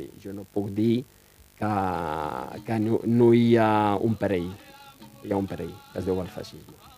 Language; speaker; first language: Catalan; non-native, fluent; Riffian